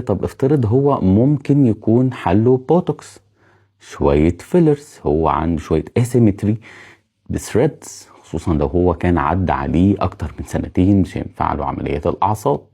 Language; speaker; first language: Arabic; native; Arabic